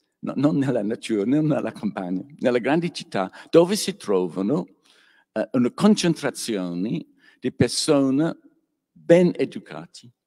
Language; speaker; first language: Italian; non-native, learner; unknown